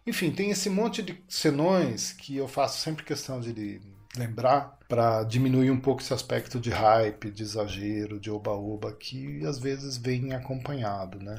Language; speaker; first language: Portuguese; native; Portuguese